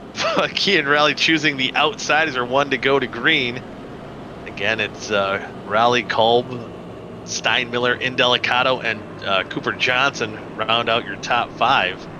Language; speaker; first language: English; native; English